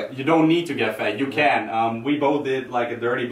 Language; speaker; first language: English; non-native, fluent; Dutch